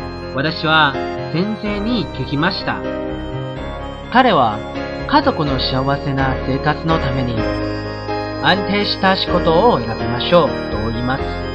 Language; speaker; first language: Japanese; non-native, learner; Chinese